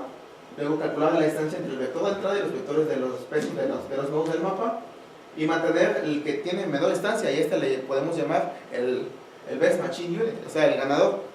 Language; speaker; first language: Spanish; native; Spanish